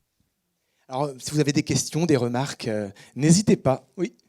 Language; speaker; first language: French; native; French